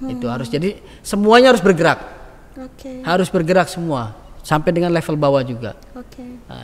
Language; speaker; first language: Indonesian; native; Indonesian